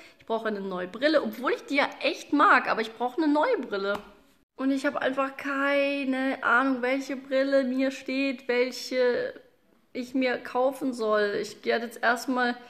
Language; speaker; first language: German; early bilingual, other home language; Russian